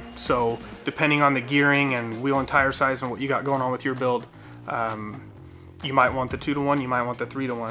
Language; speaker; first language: English; native; English